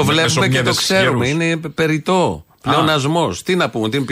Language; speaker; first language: Greek; native; Greek